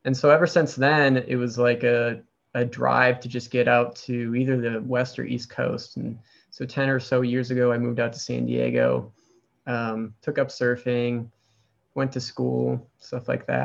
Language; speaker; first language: English; native; English